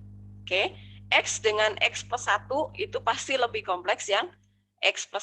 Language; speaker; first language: Indonesian; native; Indonesian